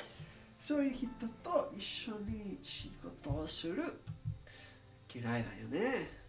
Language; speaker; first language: Japanese; non-native, learner; English